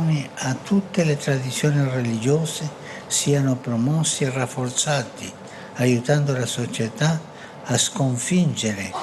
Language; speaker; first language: Italian; non-native, fluent; Spanish